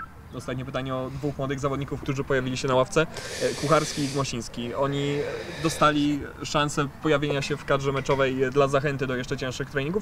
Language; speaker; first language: Polish; native; Polish